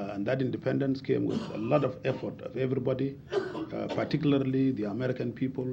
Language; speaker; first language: English; non-native, fluent; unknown